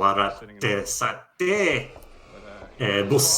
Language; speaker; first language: Japanese; non-native, learner; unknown